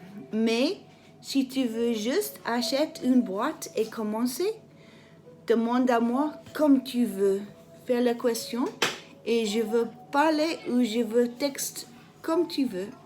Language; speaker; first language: French; non-native, learner; English